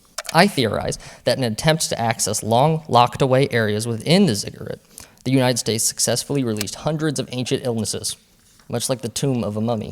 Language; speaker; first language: English; native; English